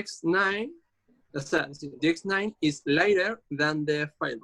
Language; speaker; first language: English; non-native, learner; Spanish